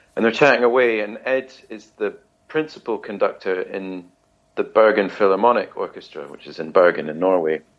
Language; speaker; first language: English; native; English